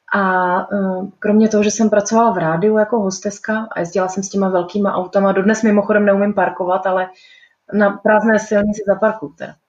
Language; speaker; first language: Czech; native; Czech